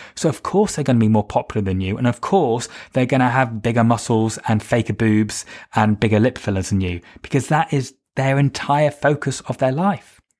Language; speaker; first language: English; native; English